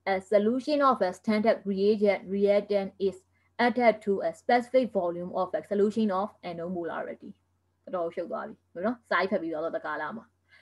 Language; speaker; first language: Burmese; native; Burmese